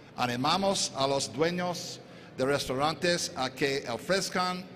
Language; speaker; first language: Spanish; non-native, fluent; English